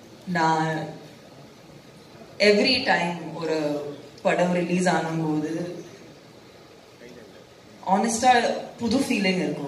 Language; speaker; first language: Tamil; non-native, local second language; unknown